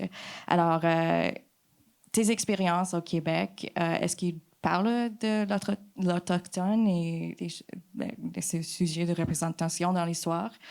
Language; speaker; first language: French; non-native, fluent; English